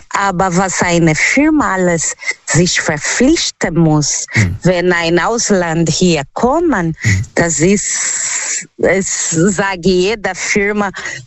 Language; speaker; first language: German; non-native, fluent; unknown